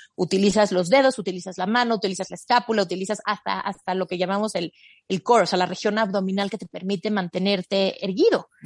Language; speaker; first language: Spanish; native; Spanish